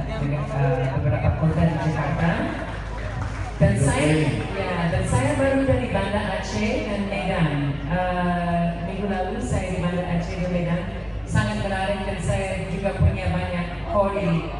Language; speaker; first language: Indonesian; non-native, fluent; English